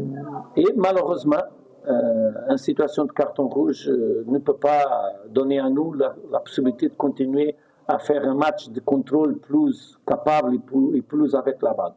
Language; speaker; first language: French; non-native, fluent; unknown